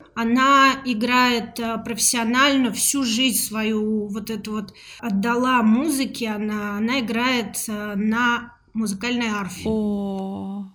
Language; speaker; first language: Russian; native; Russian